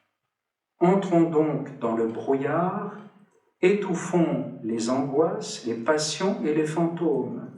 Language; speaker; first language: French; native; French